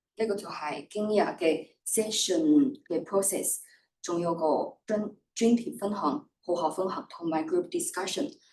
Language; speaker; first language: Cantonese; non-native, fluent; Chinese